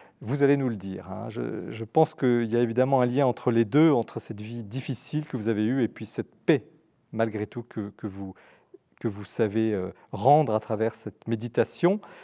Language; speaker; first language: French; native; French